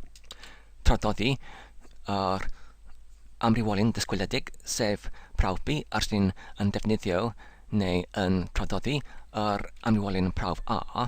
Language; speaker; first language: Welsh; non-native, learner; English